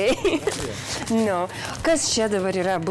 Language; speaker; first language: Lithuanian; native; Lithuanian